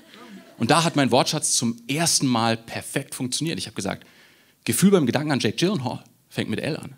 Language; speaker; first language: German; native; German